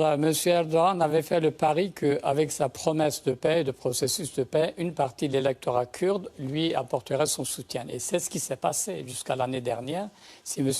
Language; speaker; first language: French; native; French